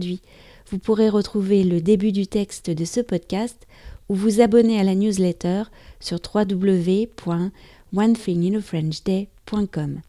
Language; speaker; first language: French; native; French